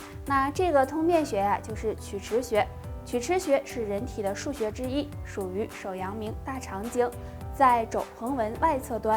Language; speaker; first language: Chinese; native; Chinese